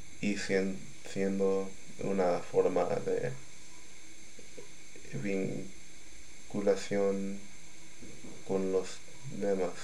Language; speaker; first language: Spanish; non-native, learner; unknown